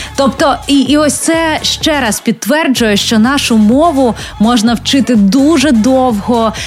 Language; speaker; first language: Ukrainian; non-native, local second language; Russian